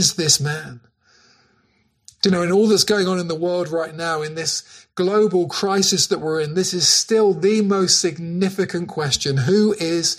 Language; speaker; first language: English; native; English